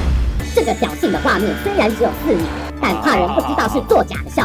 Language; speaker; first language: Chinese; native; Chinese